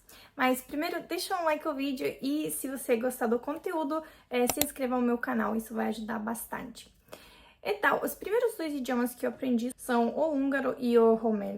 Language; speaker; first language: Portuguese; non-native, fluent; Hungarian